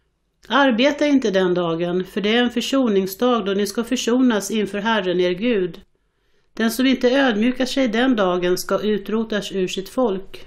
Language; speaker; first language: Swedish; native; Swedish